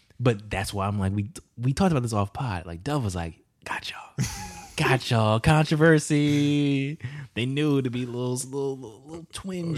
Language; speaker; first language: English; native; English